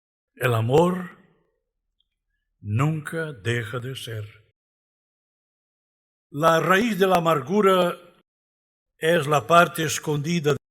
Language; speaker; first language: Spanish; non-native, fluent; Portuguese